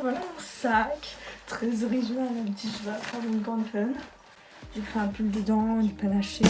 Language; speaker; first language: French; native; French